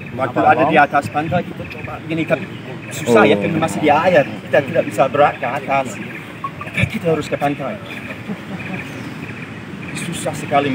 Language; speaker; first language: Indonesian; non-native, learner; English